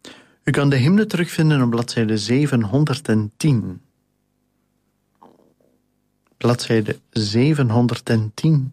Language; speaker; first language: Dutch; native; Dutch